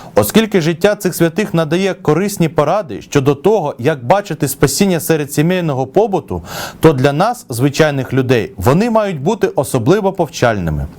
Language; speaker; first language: Ukrainian; native; Ukrainian